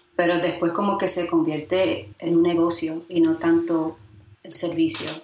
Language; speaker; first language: Spanish; early bilingual, heritage; Spanish